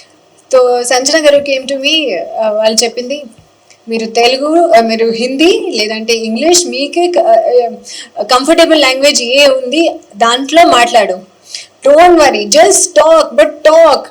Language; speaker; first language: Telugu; non-native, learner; Hindi